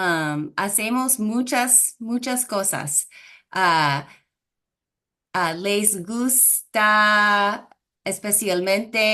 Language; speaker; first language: Spanish; non-native, fluent; English